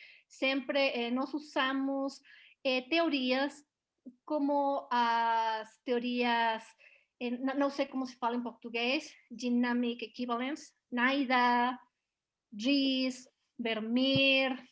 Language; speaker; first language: Portuguese; non-native, learner; Spanish